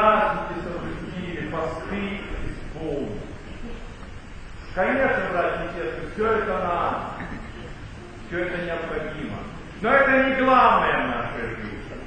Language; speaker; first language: Russian; native; Russian